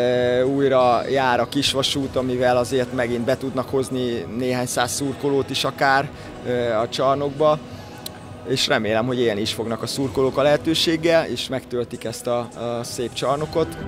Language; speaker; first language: Hungarian; native; Hungarian